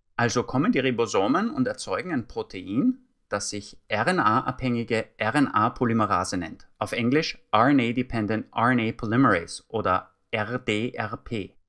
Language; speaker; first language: German; native; German